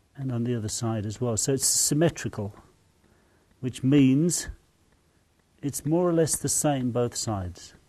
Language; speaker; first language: English; native; English